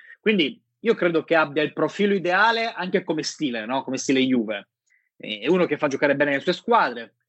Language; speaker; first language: Italian; native; Italian